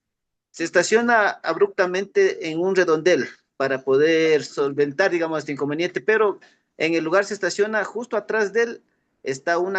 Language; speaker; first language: Spanish; native; Spanish